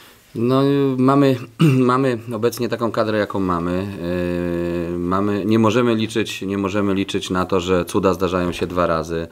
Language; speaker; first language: Polish; native; Polish